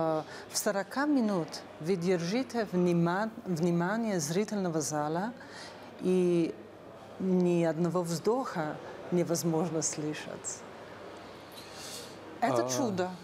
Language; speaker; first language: Russian; non-native, fluent; Slovenian